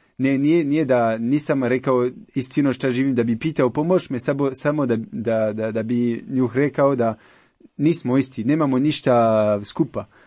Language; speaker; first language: Croatian; non-native, learner; French